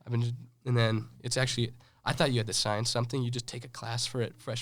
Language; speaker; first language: English; native; English